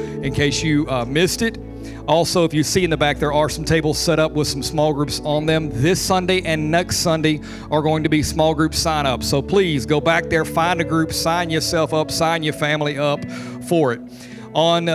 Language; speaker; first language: English; native; English